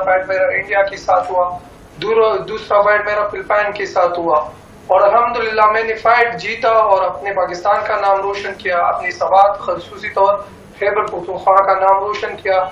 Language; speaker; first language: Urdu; non-native, local second language; Pashto